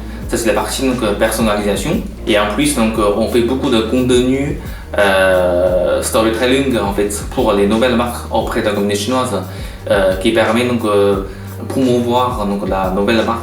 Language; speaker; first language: French; non-native, fluent; Chinese